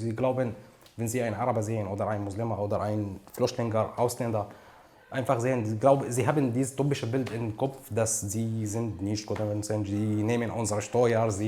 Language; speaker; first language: German; non-native, learner; Arabic